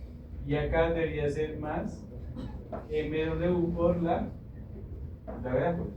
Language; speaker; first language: Spanish; native; Spanish